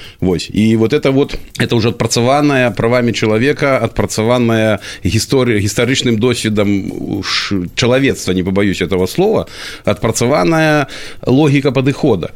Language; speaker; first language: Belarusian; non-native, local second language; Russian